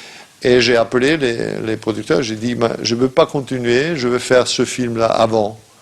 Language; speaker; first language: French; non-native, fluent; German